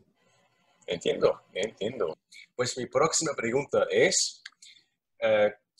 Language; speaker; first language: Spanish; non-native, learner; German